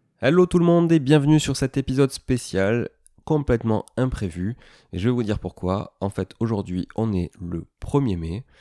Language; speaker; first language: French; native; French